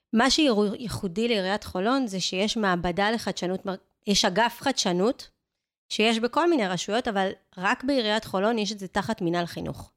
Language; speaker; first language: Hebrew; native; Hebrew